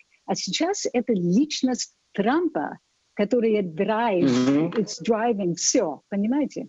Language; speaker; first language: Russian; non-native, fluent; English